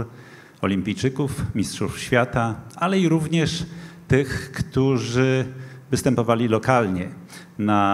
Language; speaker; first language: Polish; native; Polish